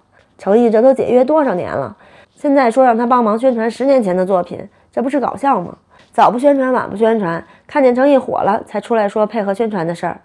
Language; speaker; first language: Chinese; native; Chinese